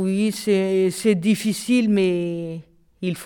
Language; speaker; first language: French; non-native, local second language; Malagasy